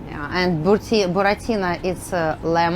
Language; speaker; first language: English; non-native, learner; Russian